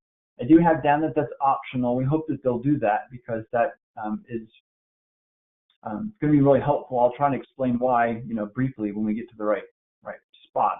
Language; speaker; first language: English; native; English